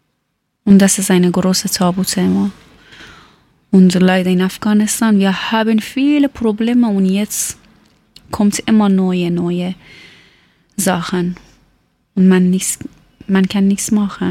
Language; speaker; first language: German; non-native, learner; Persian